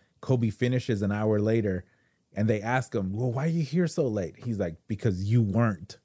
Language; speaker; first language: English; native; English